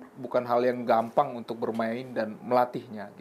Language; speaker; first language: Indonesian; native; Indonesian